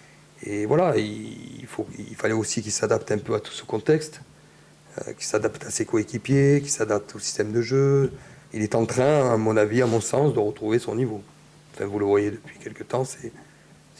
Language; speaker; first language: French; native; French